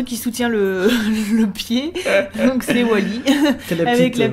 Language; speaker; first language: French; native; French